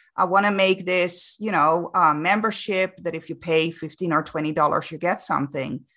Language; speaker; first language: English; non-native, fluent; Dutch